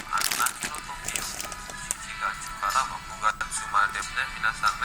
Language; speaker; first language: Japanese; non-native, fluent; Indonesian